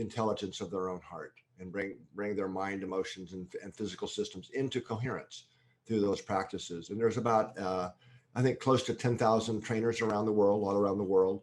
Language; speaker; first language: English; native; English